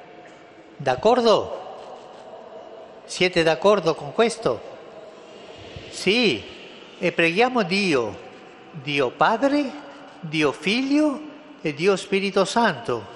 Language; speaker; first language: Italian; early bilingual, heritage; Spanish